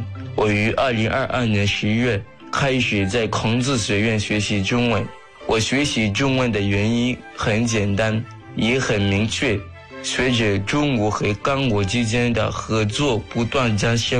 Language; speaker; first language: Chinese; non-native, fluent; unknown